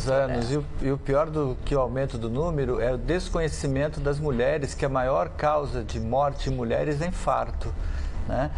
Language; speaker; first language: Portuguese; native; Portuguese